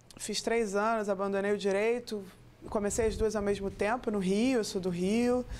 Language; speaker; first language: Portuguese; native; Portuguese